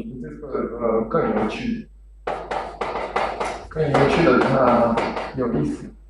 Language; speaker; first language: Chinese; non-native, learner; Japanese